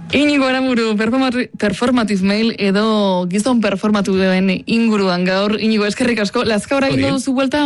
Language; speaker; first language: Basque; native; Basque